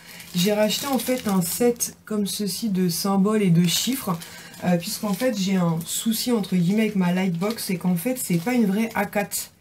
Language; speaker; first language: French; native; French